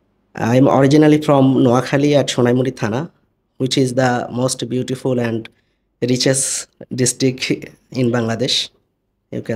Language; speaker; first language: English; non-native, learner; Bangla